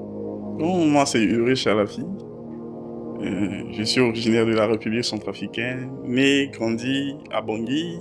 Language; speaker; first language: French; non-native, local second language; Sango